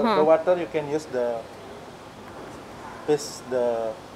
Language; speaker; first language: English; non-native, learner; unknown